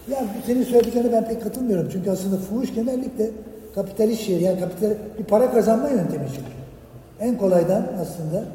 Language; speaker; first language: Turkish; native; Turkish